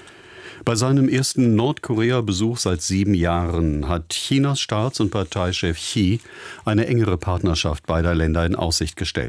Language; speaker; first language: German; native; German